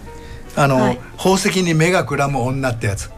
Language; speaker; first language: Japanese; native; Japanese